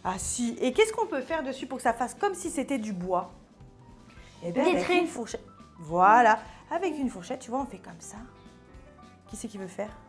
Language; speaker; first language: French; native; French